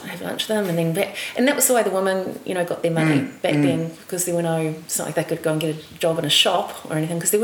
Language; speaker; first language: English; native; English